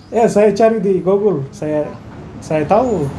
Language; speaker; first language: Indonesian; non-native, learner; Turkish